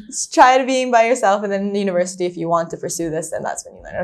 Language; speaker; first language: English; non-native, local second language; Filipino